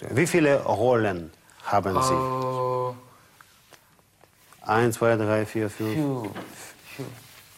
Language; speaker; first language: German; non-native, fluent; Russian